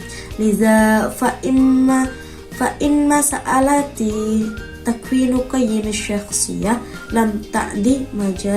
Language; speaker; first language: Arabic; non-native, learner; Indonesian